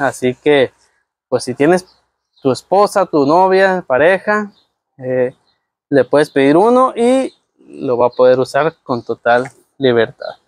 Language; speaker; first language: Spanish; native; Spanish